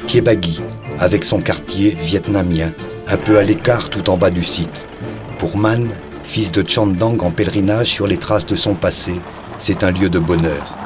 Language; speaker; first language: French; native; French